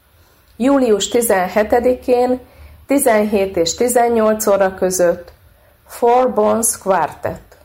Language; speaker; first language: Hungarian; native; Hungarian